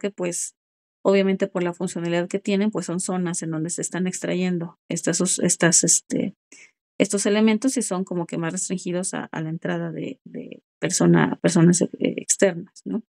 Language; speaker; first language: Spanish; native; Spanish